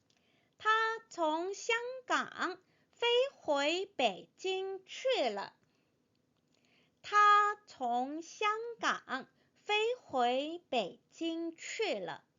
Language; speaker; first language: Chinese; non-native, fluent; Korean